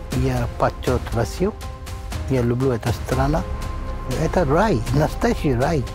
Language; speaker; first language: Russian; non-native, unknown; Hindi